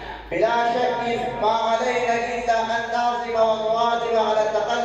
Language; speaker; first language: Arabic; non-native, fluent; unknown